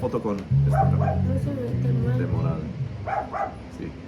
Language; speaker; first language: Spanish; non-native, learner; English